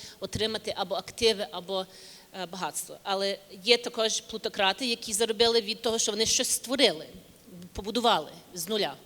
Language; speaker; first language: Ukrainian; early bilingual, heritage; English